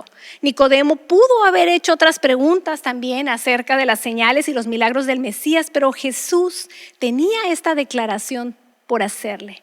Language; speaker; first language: Spanish; native; Spanish